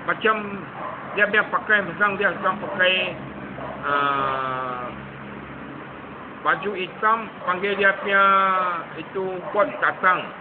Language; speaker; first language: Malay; non-native, local second language; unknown